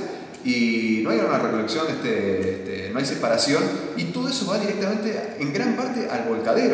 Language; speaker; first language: Spanish; native; Spanish